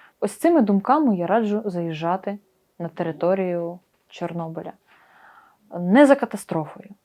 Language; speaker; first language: Ukrainian; native; Ukrainian